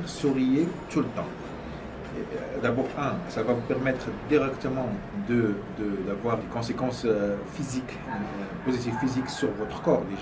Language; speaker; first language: French; non-native, local second language; Arabic